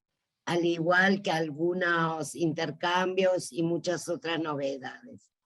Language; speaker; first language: Spanish; native; Spanish